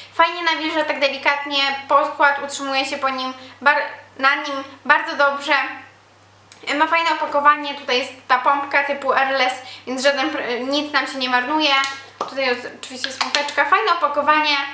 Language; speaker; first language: Polish; native; Polish